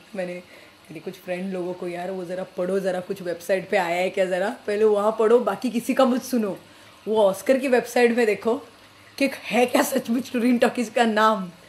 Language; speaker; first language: Hindi; non-native, local second language; Marathi